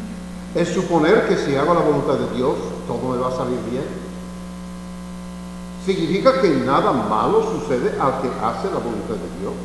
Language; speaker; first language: Spanish; non-native, fluent; English